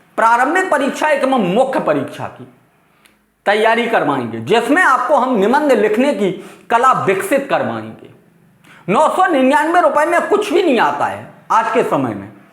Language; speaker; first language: Hindi; native; Hindi